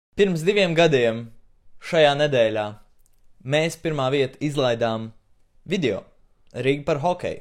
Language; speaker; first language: Latvian; native; Latvian